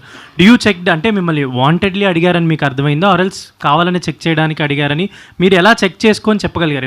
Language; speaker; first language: Telugu; native; Telugu